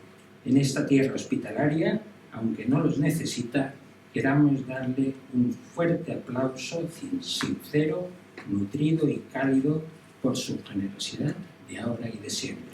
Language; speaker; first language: Spanish; native; Spanish